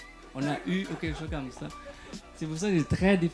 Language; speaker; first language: French; non-native, fluent; Thai